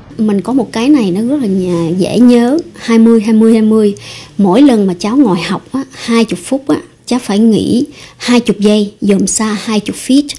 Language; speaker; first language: Vietnamese; early bilingual, heritage; Vietnamese